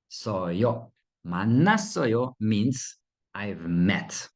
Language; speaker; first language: Korean; non-native, fluent; Russian